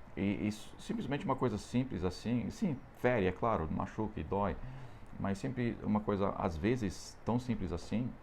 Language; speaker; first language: Portuguese; non-native, fluent; English